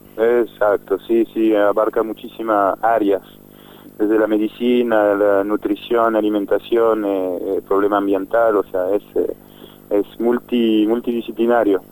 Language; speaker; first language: Spanish; non-native, fluent; French